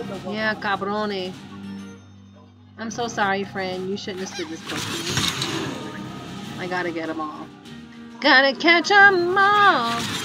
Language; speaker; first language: English; early bilingual, other home language; Spanish